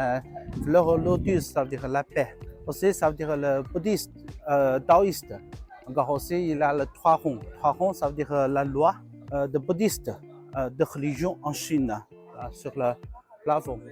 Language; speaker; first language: French; non-native, learner; Chinese